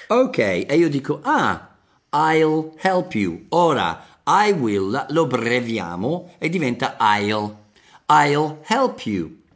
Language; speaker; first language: Italian; non-native, fluent; English